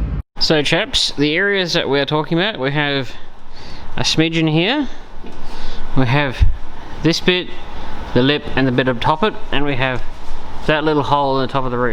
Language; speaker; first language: English; native; English